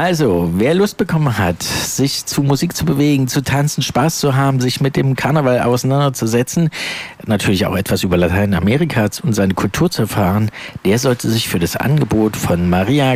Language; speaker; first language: German; native; German